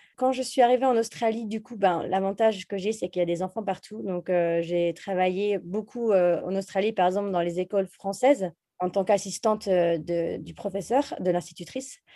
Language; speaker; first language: French; native; French